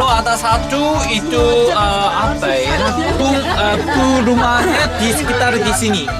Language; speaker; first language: Indonesian; non-native, learner; Korean